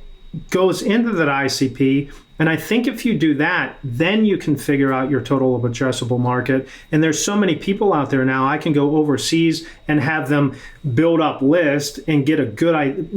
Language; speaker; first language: English; native; English